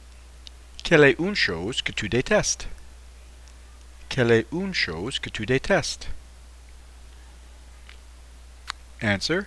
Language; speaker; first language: French; non-native, fluent; English